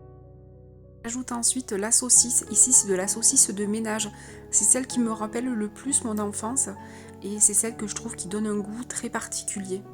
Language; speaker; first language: French; native; French